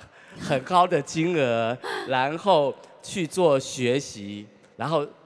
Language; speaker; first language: Chinese; native; Chinese